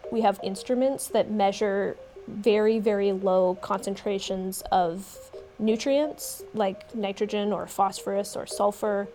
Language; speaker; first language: English; native; English